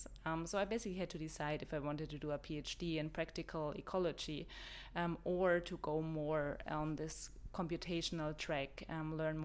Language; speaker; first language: English; non-native, fluent; German